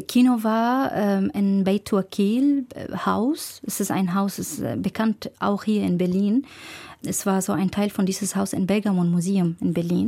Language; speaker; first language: German; non-native, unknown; Arabic